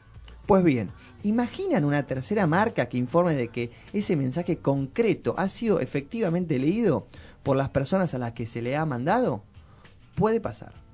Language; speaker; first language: Spanish; native; Spanish